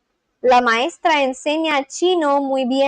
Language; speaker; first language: Spanish; non-native, learner; English